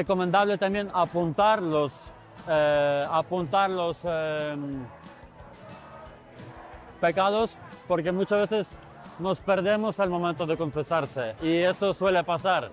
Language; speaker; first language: Spanish; non-native, fluent; Ukrainian